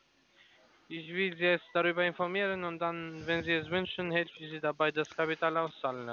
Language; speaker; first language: German; non-native, learner; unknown